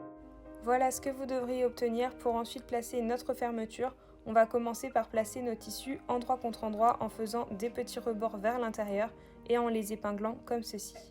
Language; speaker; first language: French; native; French